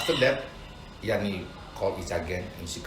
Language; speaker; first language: English; non-native, local second language; Indonesian